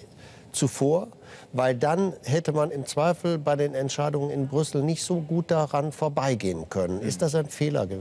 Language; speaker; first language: German; native; German